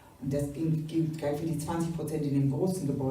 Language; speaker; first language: German; native; German